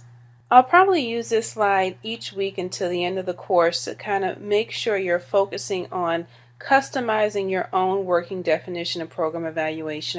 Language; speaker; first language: English; native; English